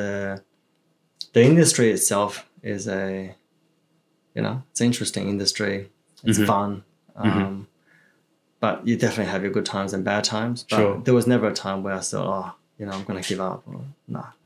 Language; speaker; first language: English; early bilingual, other home language; Chinese